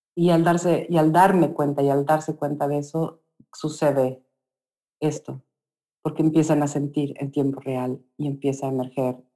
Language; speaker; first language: Spanish; native; Spanish